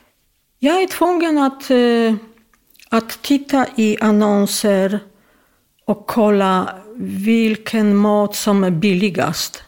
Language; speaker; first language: Swedish; non-native, fluent; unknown